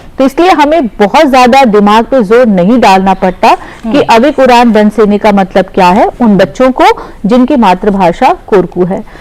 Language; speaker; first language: Hindi; native; Hindi